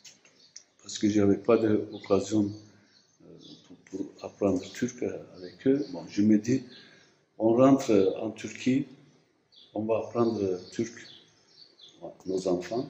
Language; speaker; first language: French; non-native, fluent; Turkish